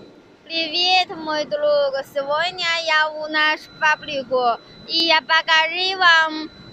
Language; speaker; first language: Russian; non-native, learner; Chinese